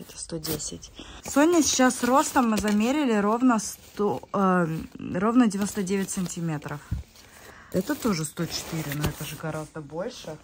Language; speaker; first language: Russian; native; Russian